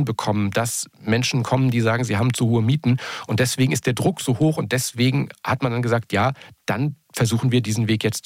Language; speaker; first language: German; native; German